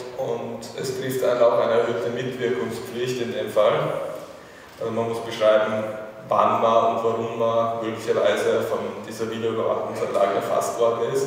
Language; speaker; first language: German; native; German